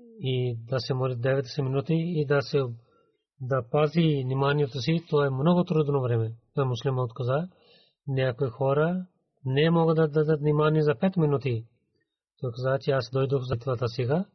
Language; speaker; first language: Bulgarian; non-native, learner; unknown